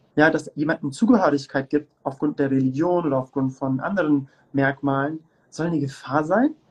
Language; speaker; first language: German; early bilingual, other home language; Turkish